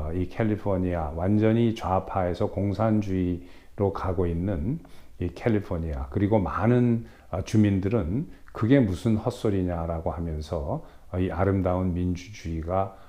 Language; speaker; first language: Korean; native; Korean